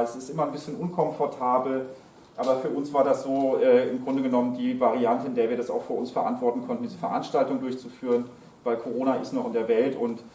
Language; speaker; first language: German; native; German